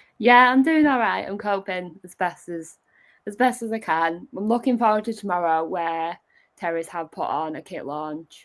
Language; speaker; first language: English; native; English